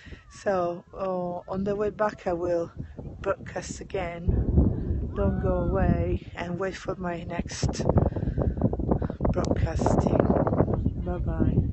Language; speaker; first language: English; non-native, fluent; Italian